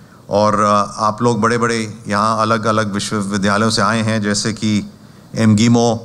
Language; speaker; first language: Hindi; native; Hindi